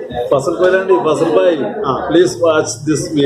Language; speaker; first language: English; non-native, local second language; Malayalam